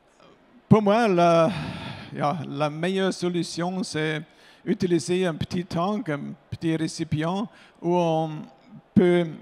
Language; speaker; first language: French; non-native, fluent; German